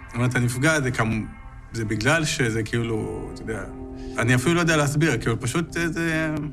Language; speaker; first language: Hebrew; early bilingual, other home language; Amharic